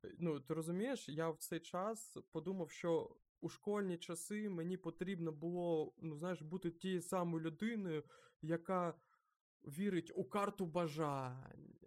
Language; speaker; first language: Ukrainian; non-native, local second language; Russian